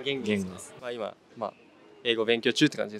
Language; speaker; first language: Japanese; native; Japanese